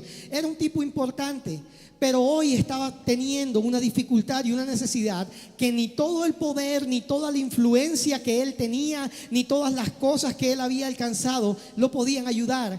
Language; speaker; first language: Spanish; native; Spanish